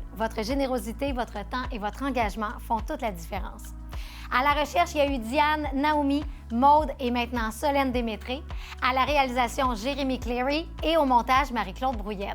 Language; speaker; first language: French; native; French